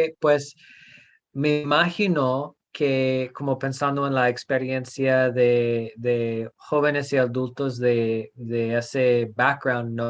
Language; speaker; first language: Spanish; non-native, fluent; English